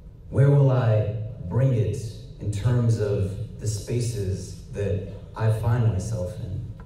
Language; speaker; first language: English; native; English